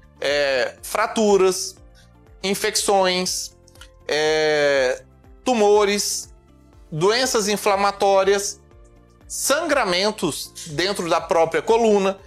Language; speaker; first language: Portuguese; native; Portuguese